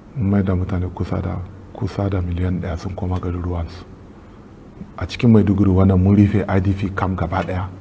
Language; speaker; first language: Hausa; non-native, local second language; Kanuri